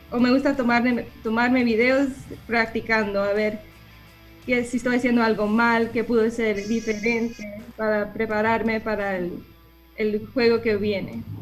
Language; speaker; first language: Spanish; early bilingual, heritage; English